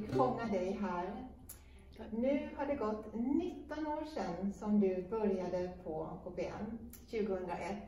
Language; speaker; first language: Swedish; native; Swedish